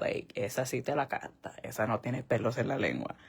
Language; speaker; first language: Spanish; early bilingual, other home language; English